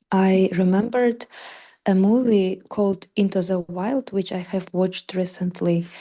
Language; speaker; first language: English; non-native, learner; Russian